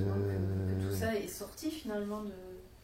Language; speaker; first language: French; native; French